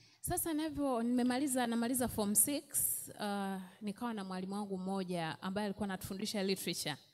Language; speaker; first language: Swahili; native; Swahili